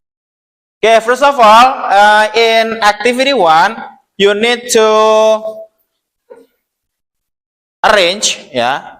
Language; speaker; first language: English; non-native, learner; Indonesian